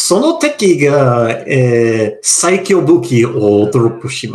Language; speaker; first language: Japanese; non-native, learner; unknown